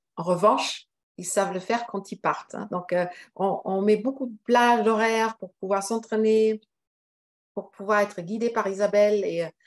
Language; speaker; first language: French; non-native, fluent; German